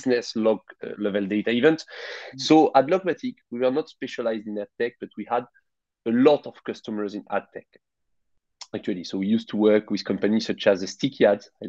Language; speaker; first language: English; non-native, fluent; French